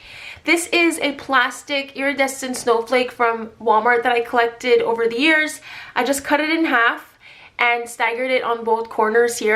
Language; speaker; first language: English; native; English